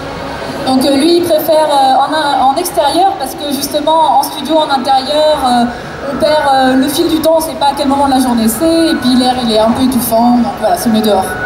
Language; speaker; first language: French; native; French